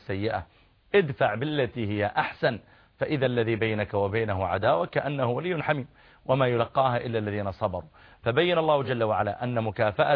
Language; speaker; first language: Arabic; native; Arabic